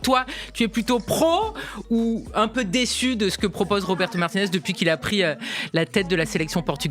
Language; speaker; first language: French; native; French